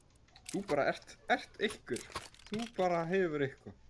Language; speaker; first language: Icelandic; non-native, learner; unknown